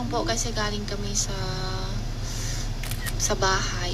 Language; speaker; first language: Filipino; non-native, learner; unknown